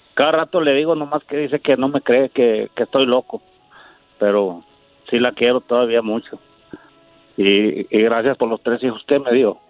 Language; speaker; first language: Spanish; native; Spanish